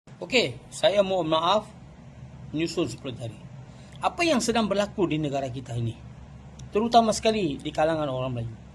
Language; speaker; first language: Malay; non-native, local second language; Tamil